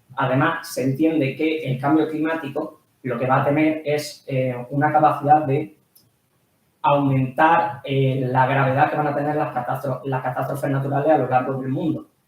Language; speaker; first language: Spanish; native; Spanish